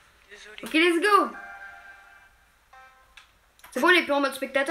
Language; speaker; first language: French; native; French